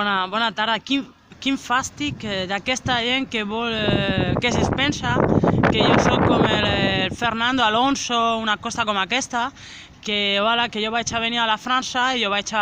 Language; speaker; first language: Catalan; non-native, local second language; Spanish